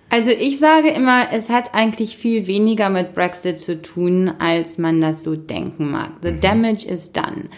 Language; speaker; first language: German; native; German